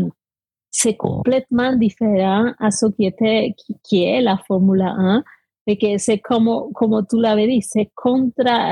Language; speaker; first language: French; non-native, fluent; Spanish